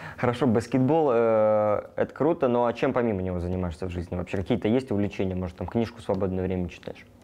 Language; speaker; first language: Russian; native; Russian